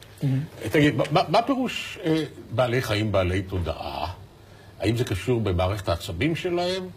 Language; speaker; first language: Hebrew; native; Hebrew